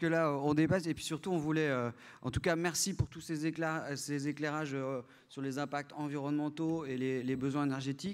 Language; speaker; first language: French; native; French